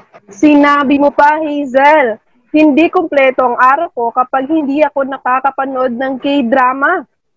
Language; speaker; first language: Filipino; non-native, local second language; Cebuano